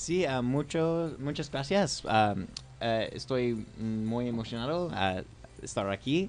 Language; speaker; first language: Spanish; non-native, learner; English